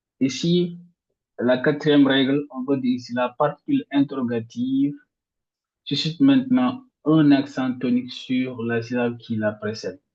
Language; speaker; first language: French; non-native, local second language; Arabic